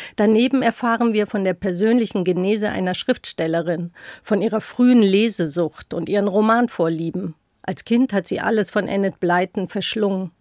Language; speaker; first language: German; native; German